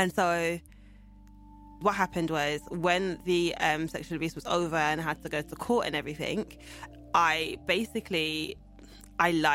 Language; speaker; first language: English; native; English